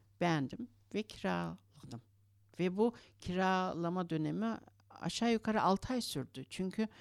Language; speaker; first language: Turkish; early bilingual, heritage; Turkish